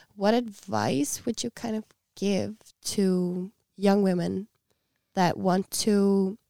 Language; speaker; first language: English; non-native, fluent; Icelandic